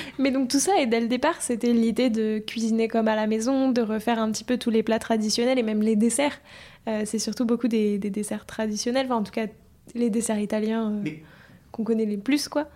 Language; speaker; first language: French; native; French